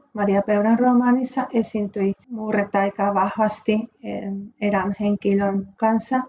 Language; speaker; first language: Finnish; non-native, fluent; Spanish